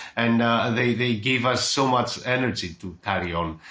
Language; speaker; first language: English; non-native, fluent; Greek